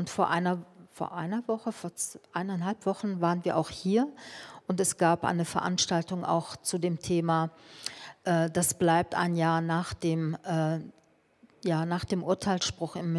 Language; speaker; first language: German; early bilingual, other home language; Turkish